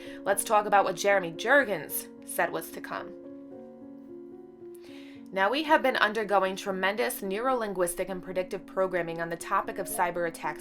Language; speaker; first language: English; native; English